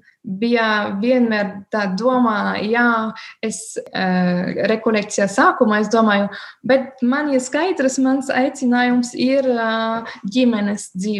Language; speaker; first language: Latvian; non-native, learner; German